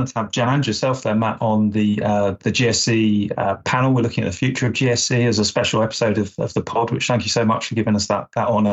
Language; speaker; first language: English; native; English